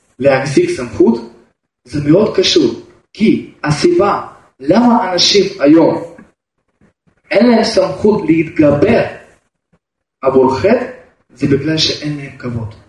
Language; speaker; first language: Hebrew; non-native, fluent; Russian